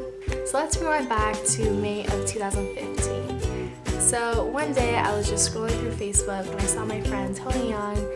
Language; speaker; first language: English; native; English